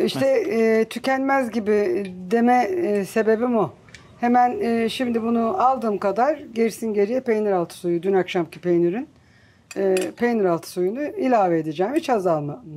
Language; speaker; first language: Turkish; native; Turkish